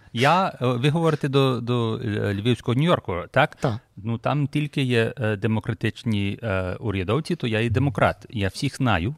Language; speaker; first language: Ukrainian; early bilingual, heritage; Ukrainian